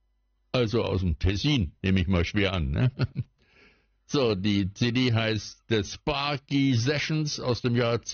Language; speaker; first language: German; native; German